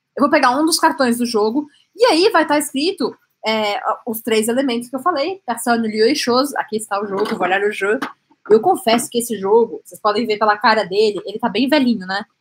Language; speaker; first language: Portuguese; native; Portuguese